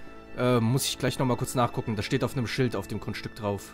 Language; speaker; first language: German; native; German